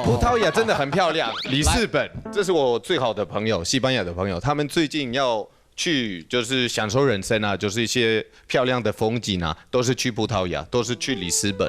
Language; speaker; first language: Chinese; non-native, fluent; Spanish